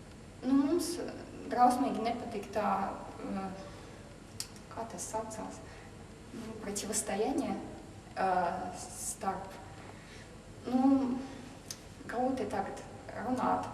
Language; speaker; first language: Latvian; non-native, local second language; Russian